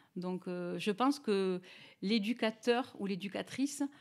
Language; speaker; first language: French; native; French